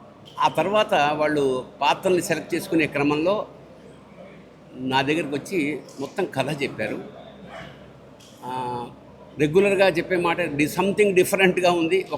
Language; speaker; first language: Telugu; native; Telugu